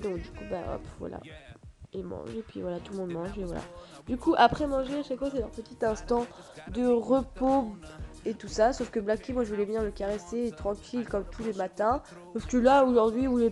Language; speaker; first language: French; native; French